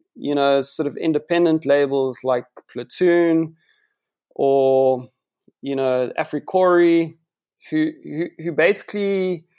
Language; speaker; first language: English; native; English